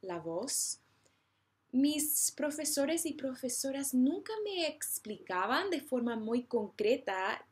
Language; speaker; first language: Spanish; non-native, fluent; English